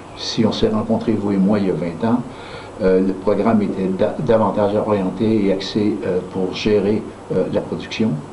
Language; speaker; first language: French; native; French